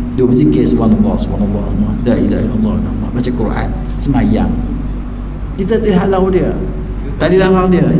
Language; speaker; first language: Malay; native; Malay